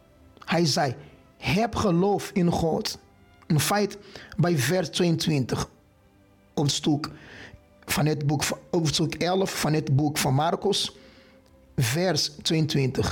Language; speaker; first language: Dutch; non-native, fluent; Portuguese